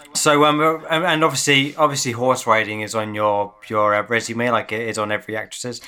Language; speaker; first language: English; native; English